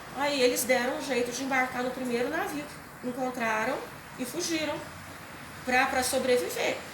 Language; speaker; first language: Portuguese; native; Portuguese